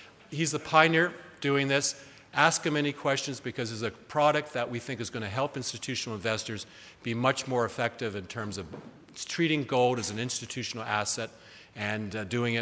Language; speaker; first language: English; native; English